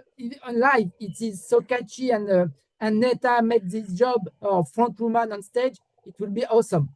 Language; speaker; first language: English; non-native, learner; French